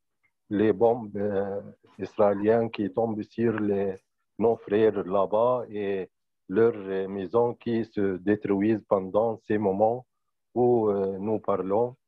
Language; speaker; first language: French; non-native, fluent; Arabic